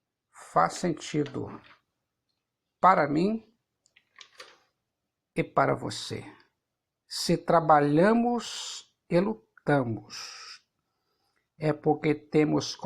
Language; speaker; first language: Portuguese; native; Portuguese